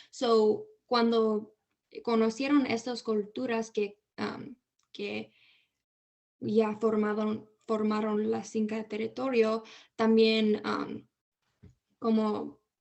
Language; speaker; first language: Spanish; early bilingual, heritage; Spanish